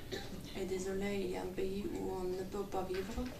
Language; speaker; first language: French; non-native, fluent; Armenian